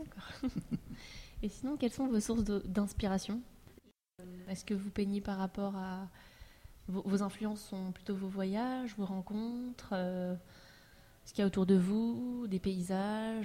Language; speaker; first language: French; native; French